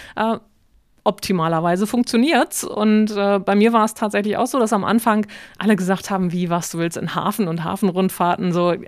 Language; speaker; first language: German; native; German